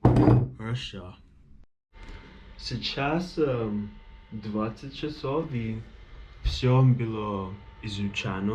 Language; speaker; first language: Russian; non-native, learner; English